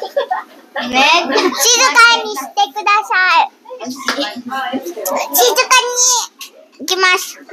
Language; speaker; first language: Japanese; early bilingual, heritage; Japanese